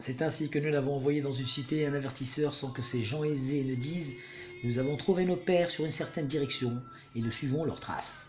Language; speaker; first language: French; native; French